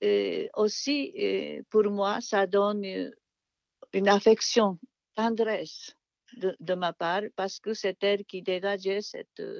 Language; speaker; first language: French; non-native, fluent; Japanese